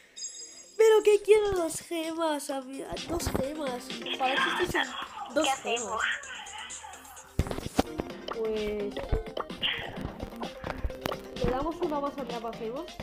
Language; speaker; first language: Spanish; native; Spanish